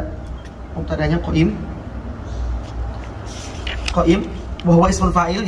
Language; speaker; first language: Arabic; non-native, fluent; Indonesian